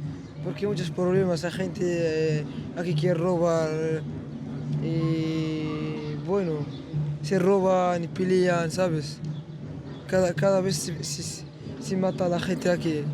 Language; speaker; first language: Spanish; non-native, fluent; Arabic